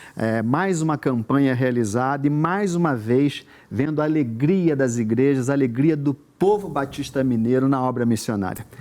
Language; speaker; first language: Portuguese; native; Portuguese